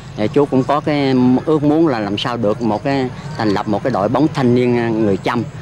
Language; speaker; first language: Vietnamese; non-native, local second language; Eastern Cham